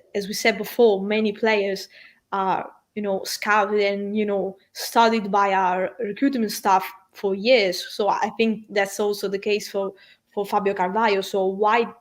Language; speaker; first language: English; non-native, fluent; Italian